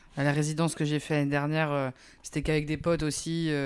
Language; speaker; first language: French; native; French